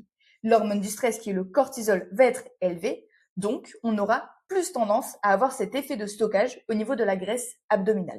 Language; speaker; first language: French; native; French